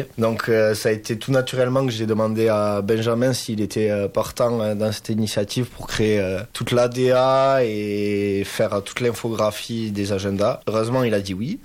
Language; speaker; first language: French; native; French